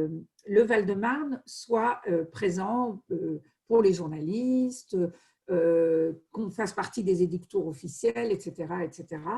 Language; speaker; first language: French; native; French